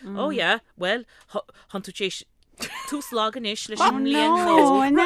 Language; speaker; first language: Irish; native; Irish